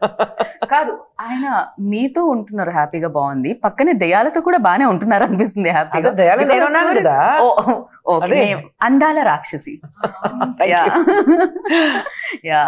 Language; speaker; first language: Telugu; native; Telugu